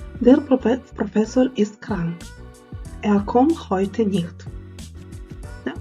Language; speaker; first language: German; non-native, fluent; Ukrainian